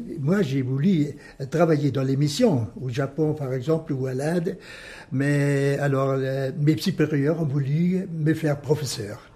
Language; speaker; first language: French; non-native, fluent; German